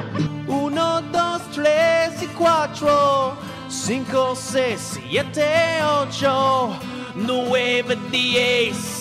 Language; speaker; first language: Spanish; non-native, learner; English